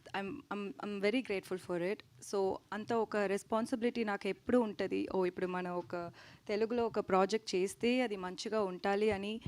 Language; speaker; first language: Telugu; non-native, learner; Tamil